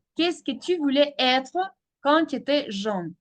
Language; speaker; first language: French; non-native, fluent; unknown